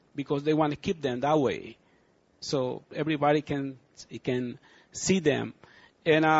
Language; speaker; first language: English; non-native, learner; Spanish